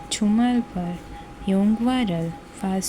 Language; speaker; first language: Korean; non-native, learner; Hindi